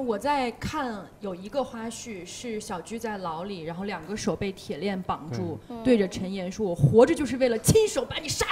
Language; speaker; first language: Chinese; native; Chinese